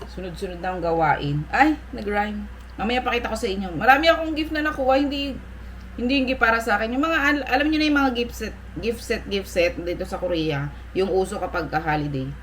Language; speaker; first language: Filipino; native; Filipino